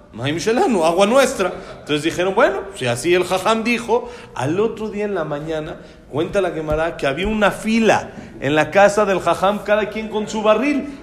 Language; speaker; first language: Spanish; native; Spanish